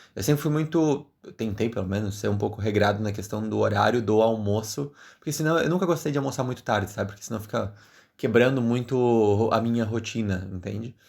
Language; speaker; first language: Portuguese; native; Portuguese